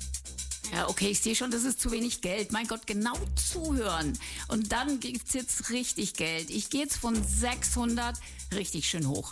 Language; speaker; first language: German; native; German